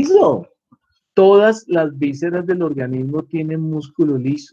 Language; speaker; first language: Spanish; native; Spanish